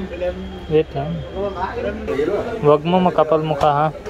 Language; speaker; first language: Filipino; non-native, learner; Punjabi